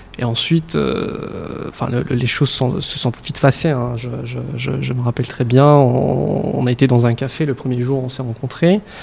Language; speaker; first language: French; non-native, local second language; Arabic